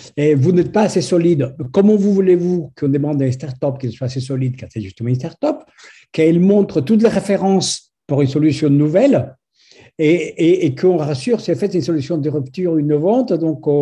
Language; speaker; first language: French; non-native, fluent; Spanish